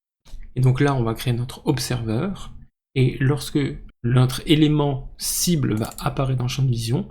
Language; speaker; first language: French; native; French